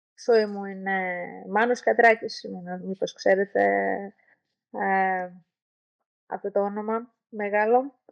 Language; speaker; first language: Greek; non-native, learner; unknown